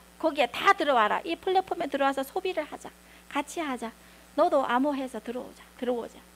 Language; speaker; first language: Korean; native; Korean